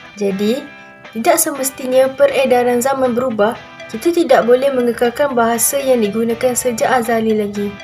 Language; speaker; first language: Malay; native; Malay